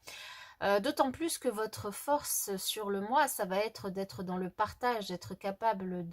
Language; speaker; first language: French; native; French